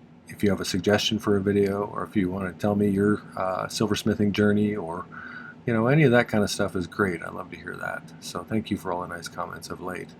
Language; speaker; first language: English; native; English